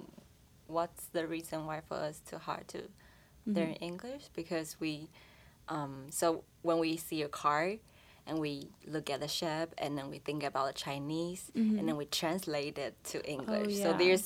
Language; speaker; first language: English; non-native, fluent; Chinese